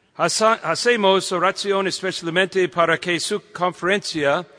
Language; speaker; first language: Spanish; non-native, fluent; English